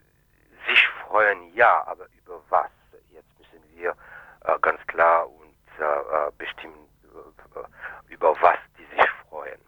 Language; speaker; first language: German; non-native, fluent; Haitian Creole